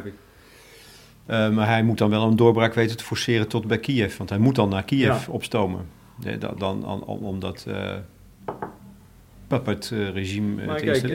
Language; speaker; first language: Dutch; native; Dutch